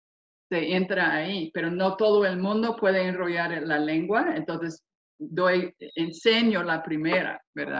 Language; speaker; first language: Spanish; non-native, fluent; English